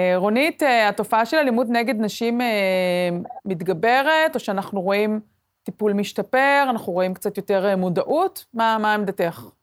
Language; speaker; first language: Hebrew; native; Hebrew